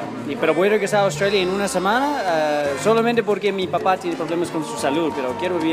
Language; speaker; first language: Spanish; non-native, fluent; English